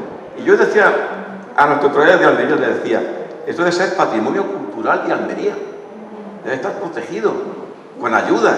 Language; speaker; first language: Spanish; native; Spanish